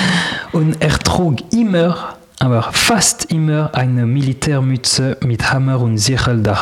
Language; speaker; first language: German; non-native, learner; French